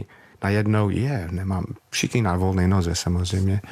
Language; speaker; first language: Czech; non-native, fluent; English